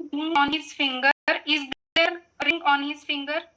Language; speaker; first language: English; non-native, learner; Marathi